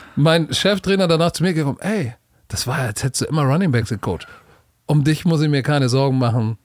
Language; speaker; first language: German; native; German